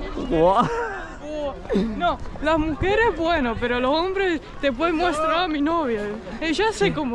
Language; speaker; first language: Spanish; non-native, fluent; Estonian